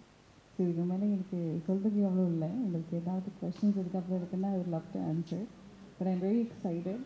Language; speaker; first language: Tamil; early bilingual, heritage; Tamil